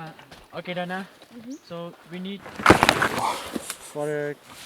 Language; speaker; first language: English; non-native, learner; Hmong